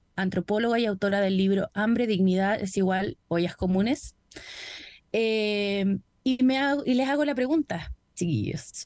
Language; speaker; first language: Spanish; native; Spanish